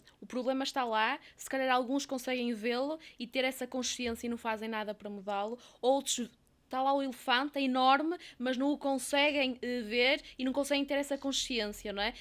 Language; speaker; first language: Portuguese; native; Portuguese